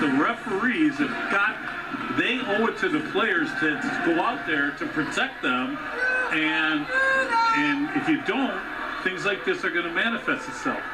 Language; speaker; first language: English; native; English